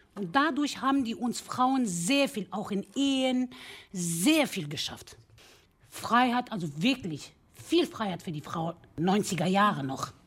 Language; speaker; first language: German; early bilingual, other home language; Kurdish